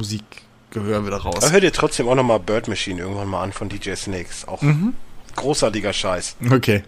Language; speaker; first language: German; native; German